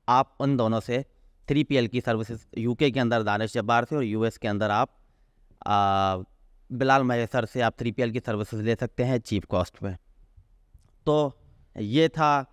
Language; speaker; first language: Urdu; non-native, local second language; Sindhi